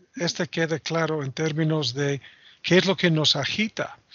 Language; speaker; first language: Spanish; non-native, fluent; English